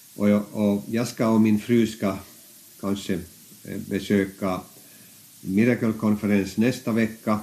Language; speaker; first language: Swedish; non-native, fluent; Finnish